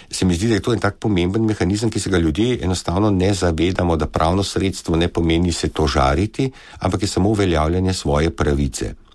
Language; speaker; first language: Slovenian; native; Slovenian